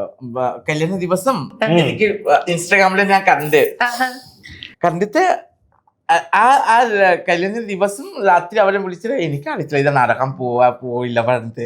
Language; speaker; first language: Malayalam; non-native, fluent; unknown